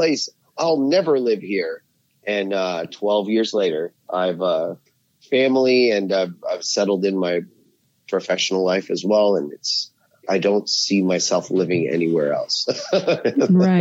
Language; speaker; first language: English; native; English